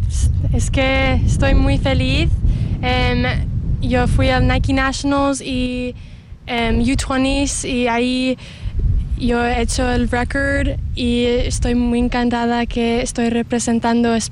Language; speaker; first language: Spanish; early bilingual, heritage; English